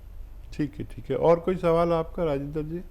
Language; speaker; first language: Hindi; native; Hindi